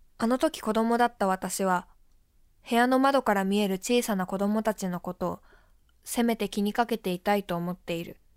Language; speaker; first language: Japanese; native; Japanese